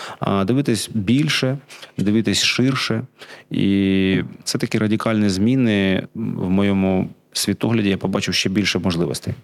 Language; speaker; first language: Ukrainian; non-native, local second language; Russian